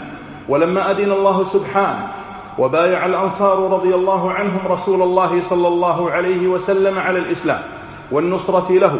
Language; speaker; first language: Arabic; native; Arabic